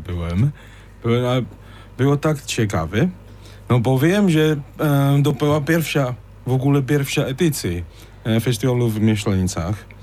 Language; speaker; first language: Polish; non-native, fluent; Chinese